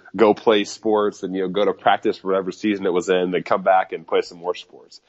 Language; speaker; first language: English; native; English